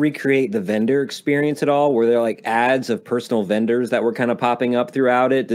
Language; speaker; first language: English; non-native, local second language; Filipino